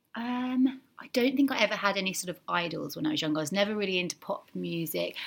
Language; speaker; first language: English; native; English